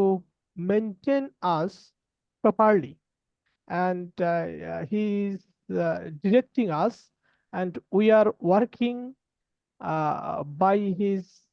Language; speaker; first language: English; non-native, learner; Bangla